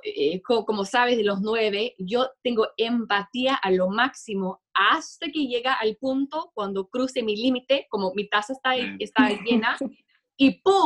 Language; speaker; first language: Spanish; non-native, fluent; English